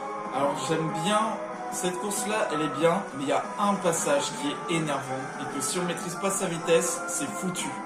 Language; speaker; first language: French; native; French